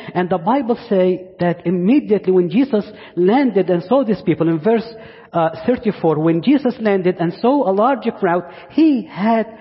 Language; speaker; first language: English; non-native, fluent; Arabic